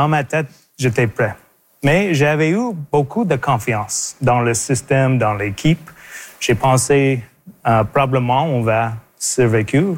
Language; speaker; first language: French; native; French